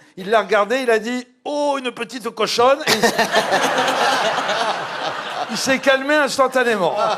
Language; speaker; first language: French; native; French